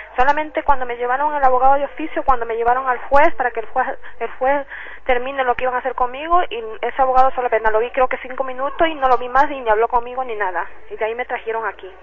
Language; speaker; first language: Spanish; native; Spanish